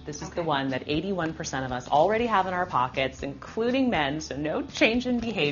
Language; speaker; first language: English; native; English